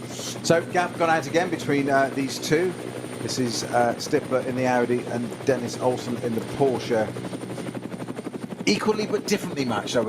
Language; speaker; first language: English; native; English